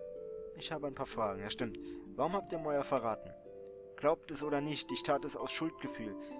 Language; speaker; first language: German; native; German